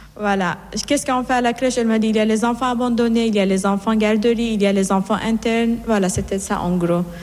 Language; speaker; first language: French; non-native, fluent; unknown